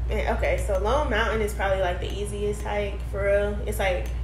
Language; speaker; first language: English; native; English